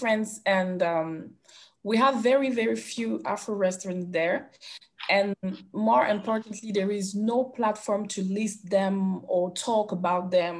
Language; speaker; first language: English; non-native, local second language; French